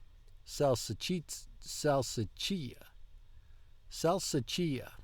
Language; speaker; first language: Italian; non-native, learner; English